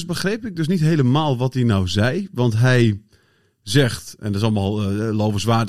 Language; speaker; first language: Dutch; native; Dutch